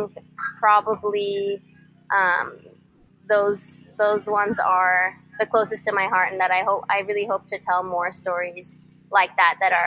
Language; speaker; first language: English; native; English